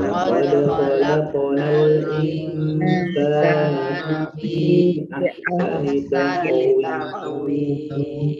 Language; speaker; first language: Arabic; non-native, learner; Indonesian